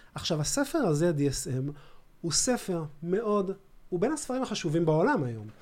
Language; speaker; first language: Hebrew; native; Hebrew